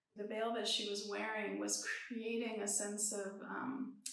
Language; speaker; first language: English; early bilingual, other home language; Persian